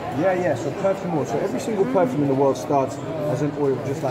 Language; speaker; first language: English; native; English